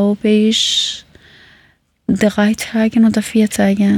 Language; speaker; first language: German; non-native, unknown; Persian